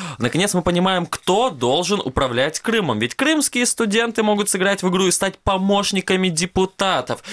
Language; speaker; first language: Russian; native; Russian